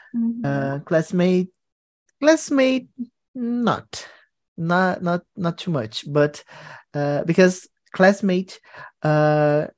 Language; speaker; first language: English; non-native, fluent; Portuguese